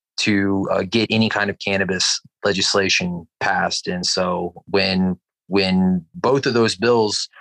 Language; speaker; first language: English; native; English